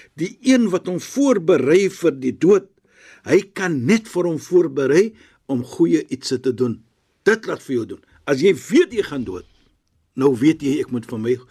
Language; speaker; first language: Afrikaans; non-native, fluent; Arabic